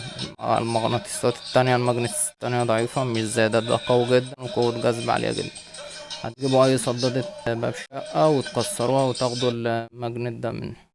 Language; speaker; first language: Arabic; native; Arabic